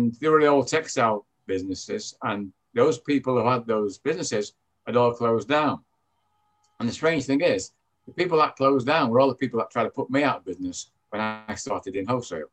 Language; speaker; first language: English; native; English